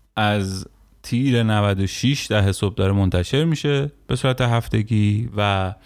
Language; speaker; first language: Persian; native; Persian